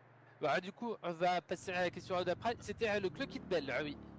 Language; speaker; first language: French; native; French